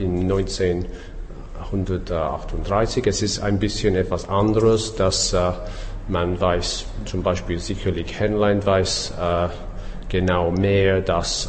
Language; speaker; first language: German; non-native, learner; English